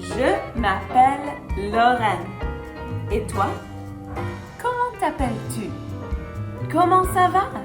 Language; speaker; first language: French; non-native, fluent; English